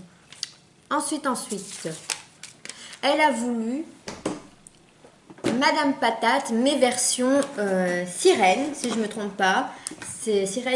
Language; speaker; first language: French; native; French